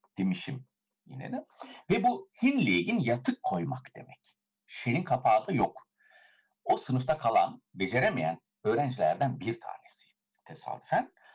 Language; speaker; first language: Turkish; early bilingual, heritage; Turkish